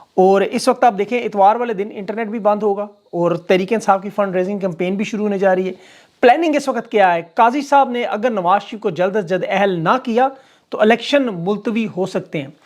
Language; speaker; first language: Urdu; native; Urdu